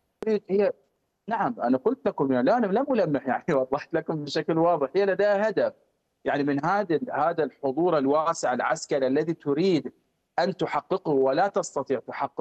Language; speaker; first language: Arabic; non-native, fluent; Persian